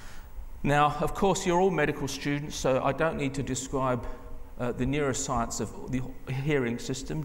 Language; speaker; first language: English; native; English